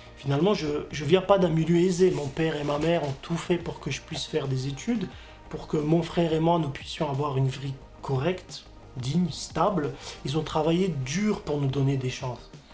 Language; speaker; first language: French; non-native, fluent; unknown